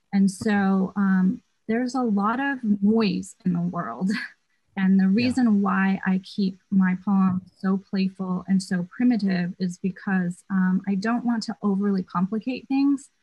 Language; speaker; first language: English; native; English